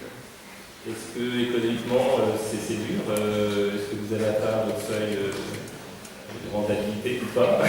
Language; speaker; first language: French; native; French